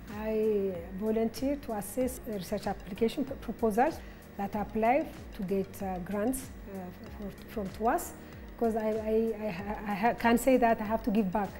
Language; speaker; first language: English; non-native, fluent; Amharic